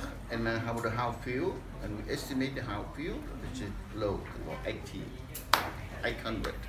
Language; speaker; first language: English; non-native, learner; Vietnamese